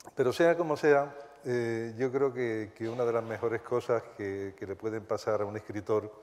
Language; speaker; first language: Spanish; native; Spanish